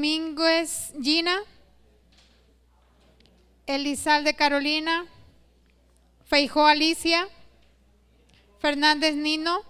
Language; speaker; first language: Spanish; native; Spanish